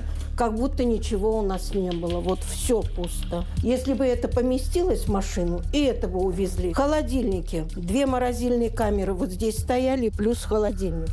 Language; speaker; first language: Russian; native; Russian